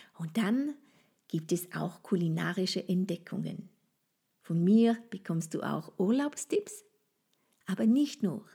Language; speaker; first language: German; non-native, fluent; French